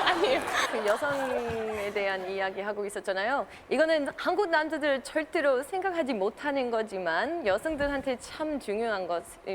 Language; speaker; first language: Korean; non-native, fluent; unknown